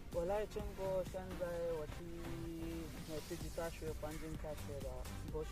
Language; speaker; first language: Chinese; non-native, learner; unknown